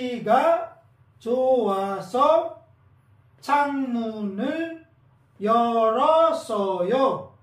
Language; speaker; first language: Korean; non-native, learner; Filipino